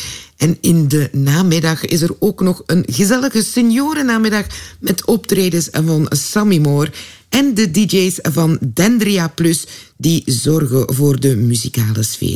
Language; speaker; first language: Dutch; native; Dutch